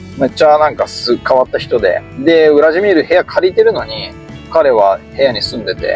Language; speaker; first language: Japanese; native; Japanese